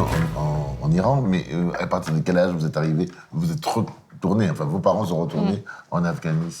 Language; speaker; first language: French; native; French